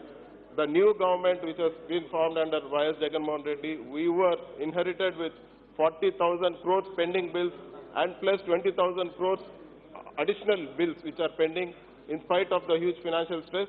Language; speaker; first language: English; non-native, local second language; Telugu